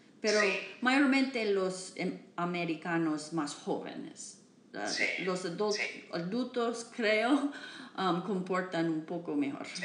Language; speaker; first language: Spanish; non-native, learner; English